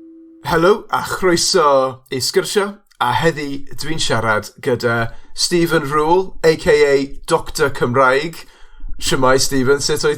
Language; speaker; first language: Welsh; non-native, local second language; English